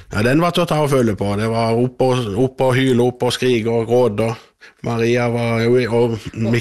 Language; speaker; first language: Norwegian; native; Norwegian